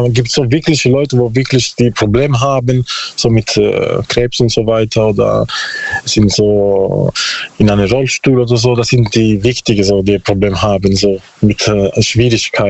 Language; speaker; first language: German; non-native, learner; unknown